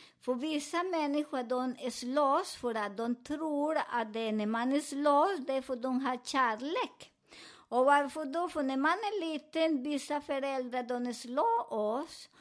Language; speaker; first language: Swedish; non-native, fluent; Spanish